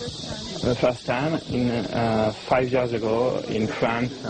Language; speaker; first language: English; non-native, learner; French